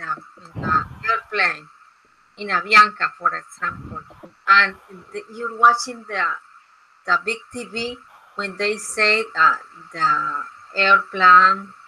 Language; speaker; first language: English; non-native, fluent; Spanish